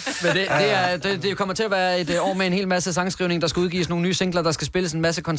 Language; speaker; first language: Danish; native; Danish